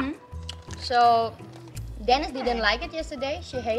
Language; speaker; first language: English; non-native, fluent; Indonesian